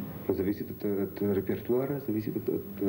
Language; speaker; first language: Russian; non-native, fluent; French